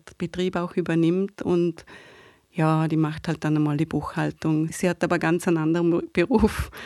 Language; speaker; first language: German; native; German